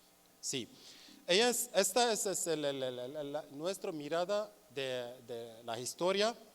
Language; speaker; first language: Spanish; non-native, learner; Kurdish